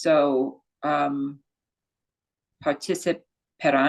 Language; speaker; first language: Italian; non-native, learner; English